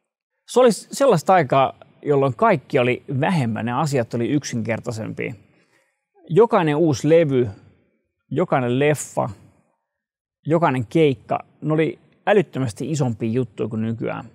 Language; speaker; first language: Finnish; native; Finnish